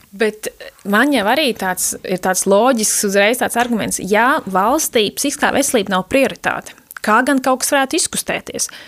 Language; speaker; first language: Latvian; native; Latvian